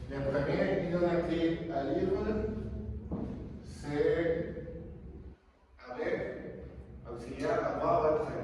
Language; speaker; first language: French; non-native, learner; Spanish